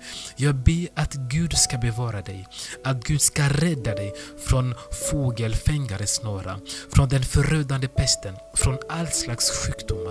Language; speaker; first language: Swedish; non-native, fluent; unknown